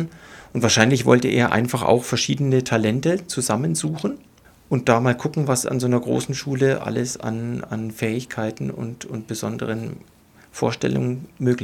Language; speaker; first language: German; native; German